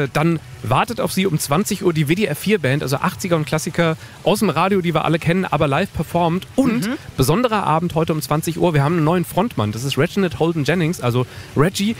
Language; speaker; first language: German; native; German